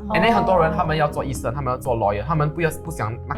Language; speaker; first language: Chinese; non-native, local second language; English